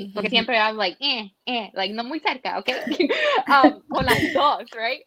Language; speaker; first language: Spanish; early bilingual, heritage; Spanish